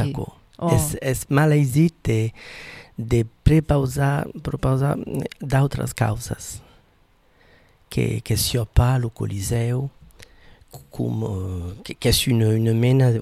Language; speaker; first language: French; non-native, fluent; Italian